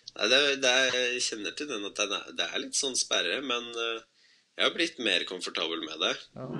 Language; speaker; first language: Norwegian; early bilingual, other home language; Spanish